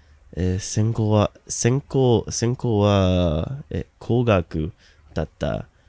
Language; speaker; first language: Japanese; non-native, learner; English